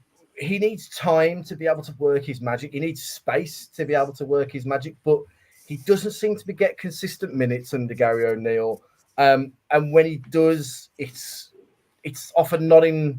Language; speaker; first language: English; native; English